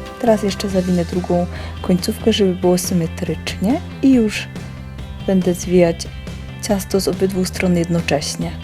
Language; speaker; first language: Polish; native; Polish